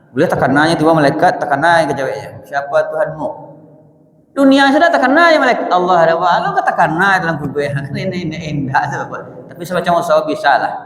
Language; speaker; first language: Malay; non-native, local second language; Minangkabau